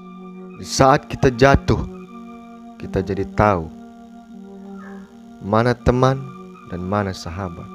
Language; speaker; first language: Indonesian; native; Indonesian